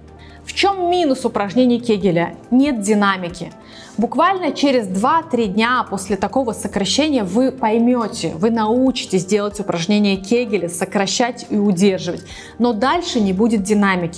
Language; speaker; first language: Russian; native; Russian